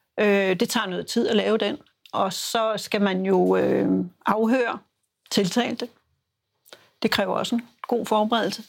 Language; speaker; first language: Danish; native; Danish